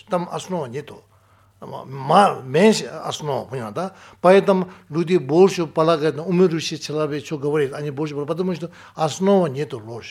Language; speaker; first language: Russian; non-native, learner; Tibetan